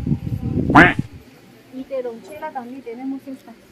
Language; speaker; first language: Spanish; non-native, learner; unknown